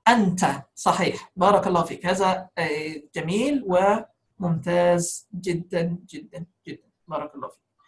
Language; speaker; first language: Arabic; non-native, fluent; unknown